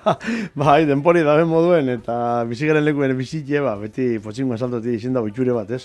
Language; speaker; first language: Basque; native; Basque